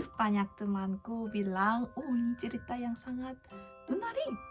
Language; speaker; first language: Indonesian; non-native, learner; Korean